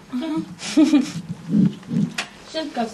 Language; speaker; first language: French; non-native, learner; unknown